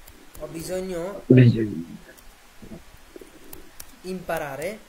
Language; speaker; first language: Italian; non-native, fluent; Bangla